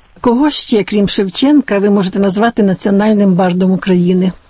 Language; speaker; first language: Ukrainian; native; Ukrainian